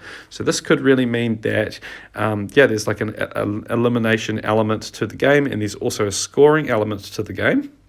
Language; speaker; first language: English; native; English